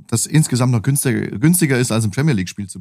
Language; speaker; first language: German; native; German